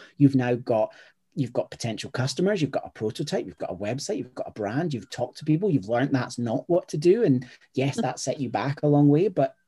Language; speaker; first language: English; native; English